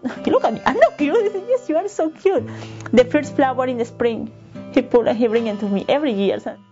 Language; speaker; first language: English; non-native, learner; Spanish